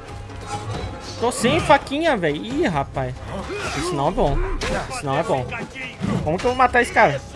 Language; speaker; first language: Portuguese; native; Portuguese